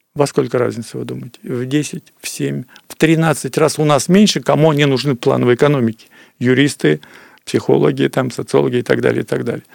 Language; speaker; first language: Russian; native; Russian